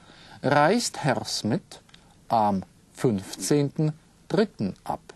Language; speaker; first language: German; non-native, fluent; Russian